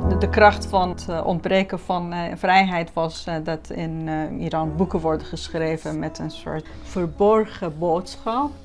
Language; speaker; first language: Dutch; non-native, fluent; Persian